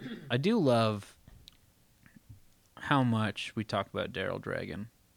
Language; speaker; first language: English; native; English